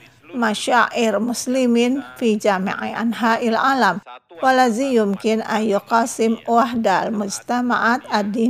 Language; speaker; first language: Arabic; non-native, fluent; Indonesian